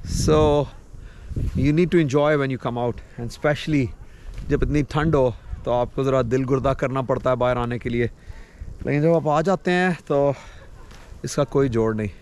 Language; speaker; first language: Urdu; non-native, local second language; Punjabi